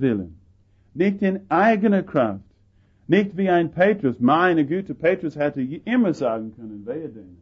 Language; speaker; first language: German; non-native, fluent; English